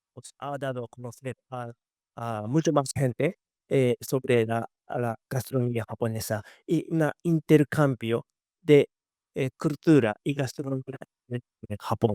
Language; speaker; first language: Spanish; non-native, learner; Japanese